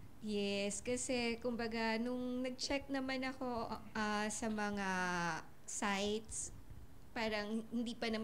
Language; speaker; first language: Filipino; native; Filipino